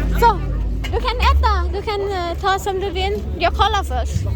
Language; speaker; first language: Swedish; non-native, learner; Thai